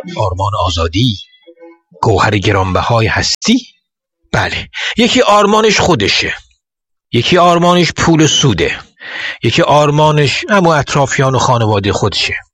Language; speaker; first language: Persian; native; Persian